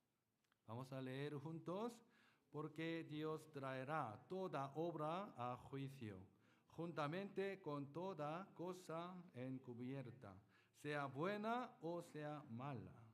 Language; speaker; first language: Spanish; non-native, learner; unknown